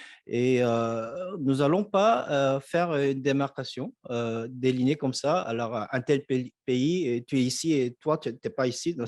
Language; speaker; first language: French; non-native, fluent; Korean